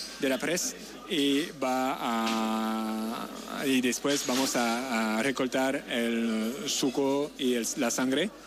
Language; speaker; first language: Spanish; non-native, learner; French